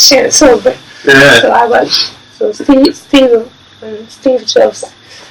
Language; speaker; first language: English; non-native, learner; Japanese